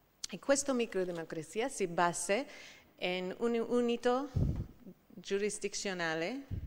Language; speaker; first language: Italian; non-native, learner; English